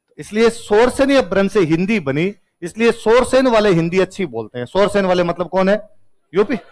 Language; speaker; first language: Hindi; non-native, local second language; Rajasthani